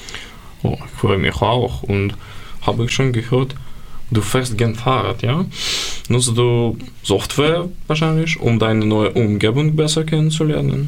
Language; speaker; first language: German; non-native, learner; Ukrainian